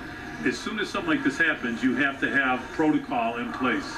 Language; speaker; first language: English; native; English